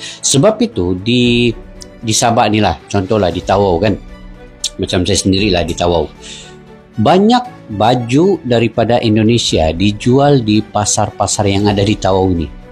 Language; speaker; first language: Malay; native; Malay